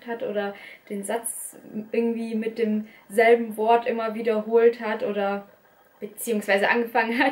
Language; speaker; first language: German; early bilingual, other home language; Russian